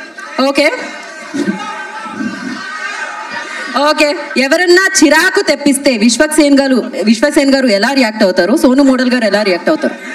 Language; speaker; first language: Telugu; native; Telugu